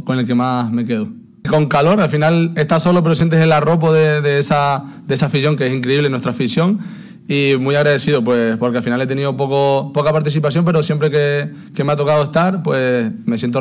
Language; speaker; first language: Spanish; native; Spanish